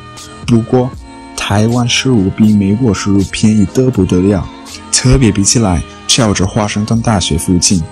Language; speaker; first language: Chinese; non-native, learner; English